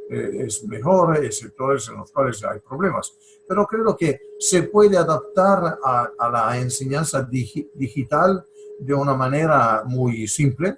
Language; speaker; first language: Spanish; non-native, fluent; Italian